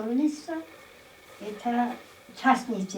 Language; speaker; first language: Russian; non-native, local second language; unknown